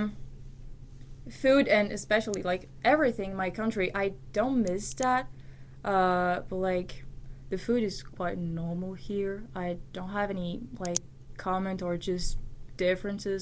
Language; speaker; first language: English; non-native, learner; French